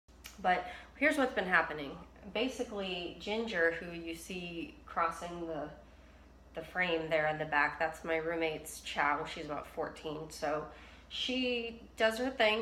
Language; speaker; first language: English; native; English